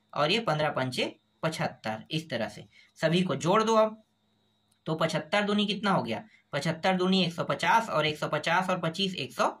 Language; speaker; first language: Hindi; native; Hindi